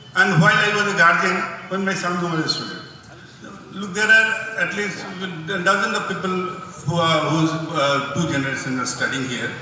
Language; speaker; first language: English; non-native, local second language; Bangla